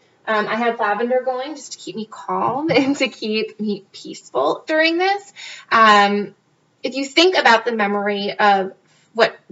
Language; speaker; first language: English; native; English